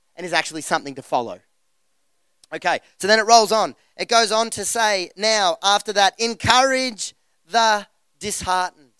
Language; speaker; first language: English; native; English